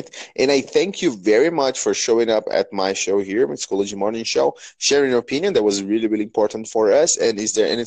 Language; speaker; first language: English; non-native, fluent; Portuguese